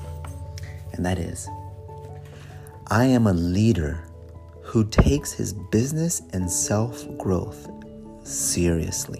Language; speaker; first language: English; native; English